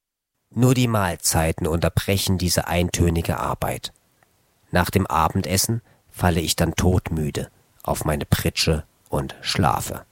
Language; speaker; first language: German; native; German